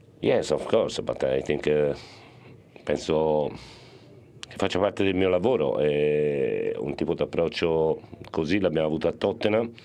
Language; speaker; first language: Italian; native; Italian